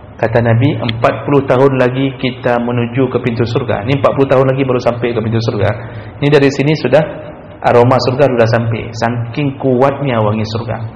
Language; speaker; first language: Malay; non-native, local second language; Achinese